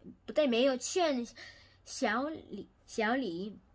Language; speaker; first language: Chinese; non-native, learner; Korean